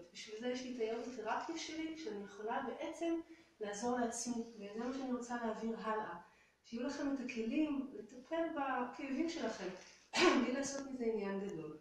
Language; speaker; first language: Hebrew; native; Hebrew